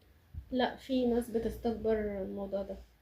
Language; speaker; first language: Arabic; native; Arabic